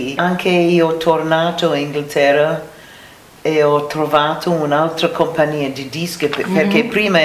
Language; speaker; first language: Italian; non-native, learner; English